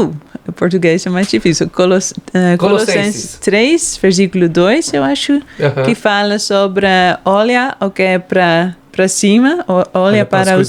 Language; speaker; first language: Portuguese; non-native, fluent; Dutch